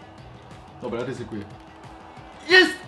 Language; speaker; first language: Polish; native; Polish